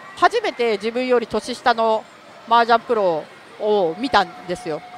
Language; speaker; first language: Japanese; native; Japanese